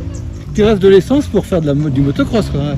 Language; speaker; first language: French; native; French